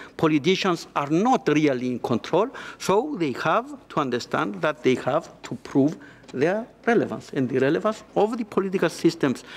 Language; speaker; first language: English; non-native, fluent; Greek